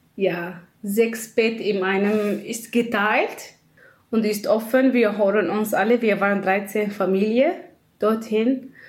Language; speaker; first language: German; non-native, learner; Arabic